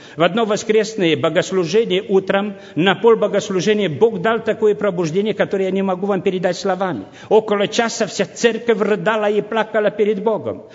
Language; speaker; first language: Russian; non-native, local second language; Romanian